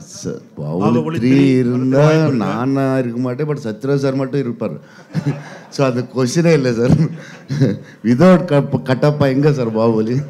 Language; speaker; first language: Tamil; non-native, learner; Telugu